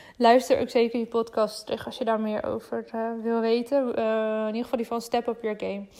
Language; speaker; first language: Dutch; native; Dutch